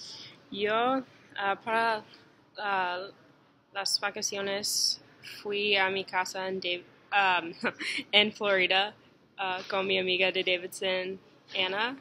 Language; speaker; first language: Spanish; non-native, learner; English